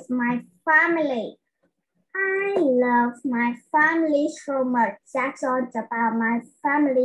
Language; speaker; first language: English; non-native, learner; Vietnamese